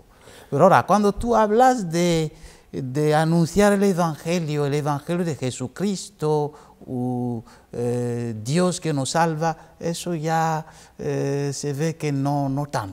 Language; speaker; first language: Spanish; non-native, fluent; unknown